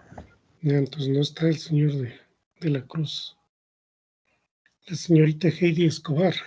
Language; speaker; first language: Spanish; native; Spanish